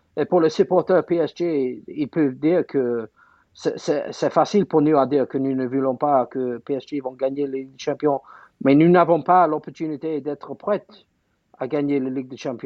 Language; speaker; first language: French; non-native, fluent; English